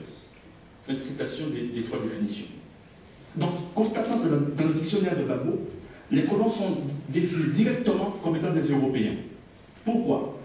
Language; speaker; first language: French; native; French